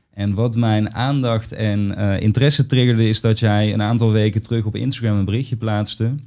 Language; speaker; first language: Dutch; native; Dutch